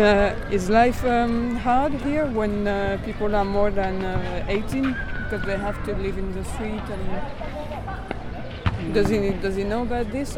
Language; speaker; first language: English; non-native, learner; French